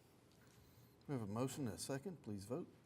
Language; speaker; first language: English; native; English